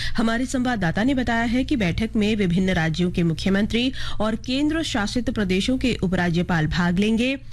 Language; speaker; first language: Hindi; native; Hindi